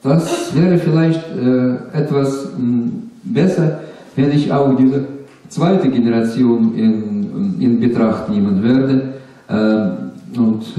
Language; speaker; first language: German; non-native, learner; Russian